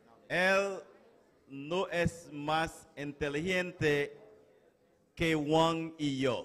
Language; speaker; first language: Spanish; non-native, fluent; English